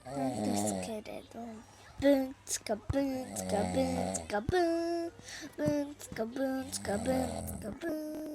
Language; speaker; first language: Japanese; non-native, learner; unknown